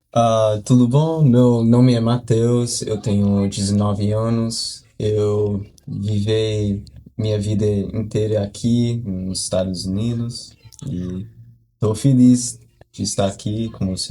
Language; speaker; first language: Portuguese; early bilingual, heritage; Portuguese